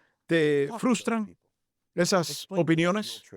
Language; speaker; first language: Spanish; native; Spanish